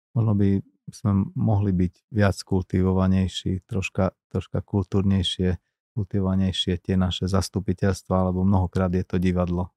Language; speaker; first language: Slovak; non-native, local second language; Hungarian